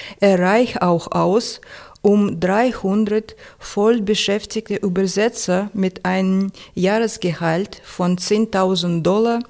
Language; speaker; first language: German; non-native, fluent; Russian